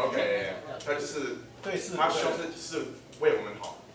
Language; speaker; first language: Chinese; early bilingual, heritage; English